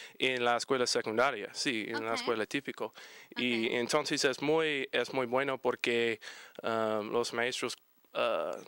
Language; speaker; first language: Spanish; non-native, learner; English